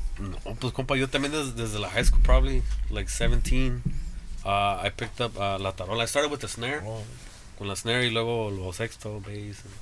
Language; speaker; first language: Spanish; native; Spanish